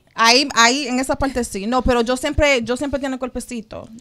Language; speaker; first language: Spanish; early bilingual, heritage; Spanish